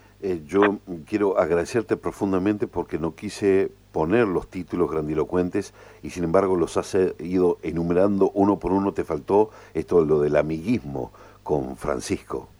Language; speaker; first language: Spanish; native; Spanish